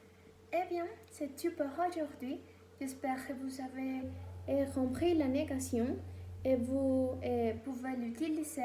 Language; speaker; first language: French; non-native, learner; Spanish